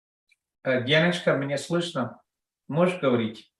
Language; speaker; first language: Russian; non-native, fluent; Telugu